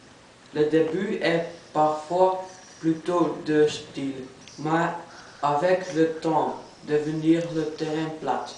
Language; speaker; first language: French; non-native, learner; Dutch